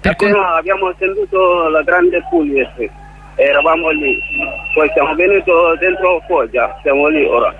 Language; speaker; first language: Italian; non-native, learner; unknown